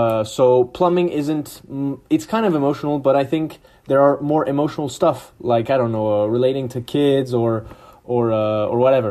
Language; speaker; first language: English; non-native, fluent; French